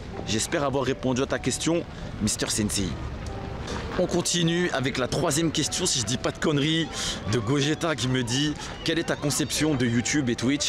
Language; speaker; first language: French; native; French